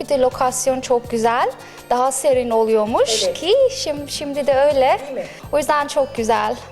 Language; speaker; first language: Turkish; non-native, fluent; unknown